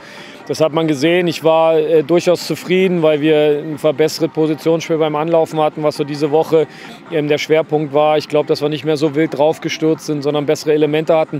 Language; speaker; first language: German; native; German